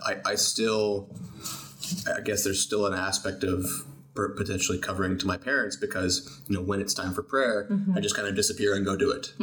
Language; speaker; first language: English; native; English